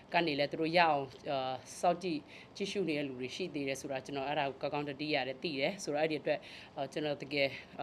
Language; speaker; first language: Burmese; native; Burmese